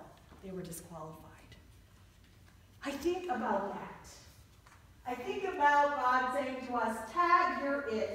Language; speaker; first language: English; native; English